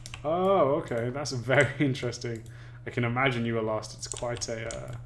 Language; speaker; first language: English; native; English